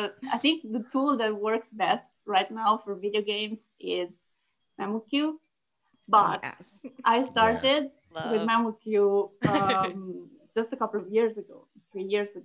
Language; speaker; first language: English; non-native, fluent; Italian